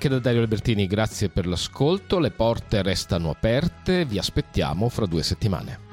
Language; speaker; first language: Italian; native; Italian